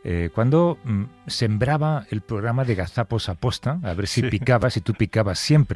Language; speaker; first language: Spanish; native; Spanish